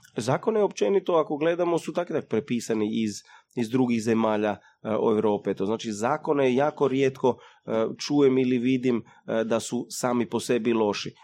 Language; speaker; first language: Croatian; early bilingual, heritage; Croatian